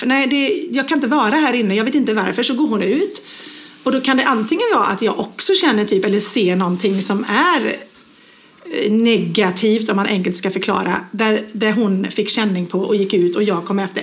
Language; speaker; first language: Swedish; native; Swedish